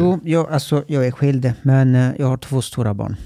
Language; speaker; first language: Swedish; early bilingual, other home language; Turkish